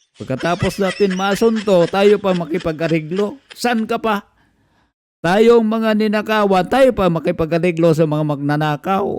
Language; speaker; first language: Filipino; non-native, local second language; Cebuano